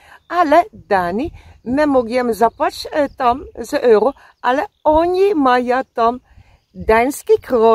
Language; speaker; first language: Polish; non-native, learner; Dutch